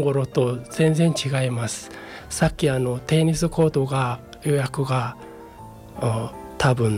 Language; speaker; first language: Japanese; non-native, learner; Mongolian